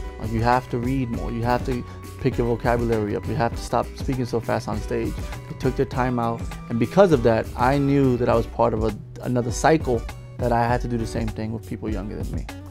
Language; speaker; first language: English; early bilingual, other home language; Spanish